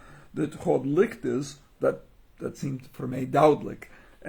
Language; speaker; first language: Dutch; non-native, learner; English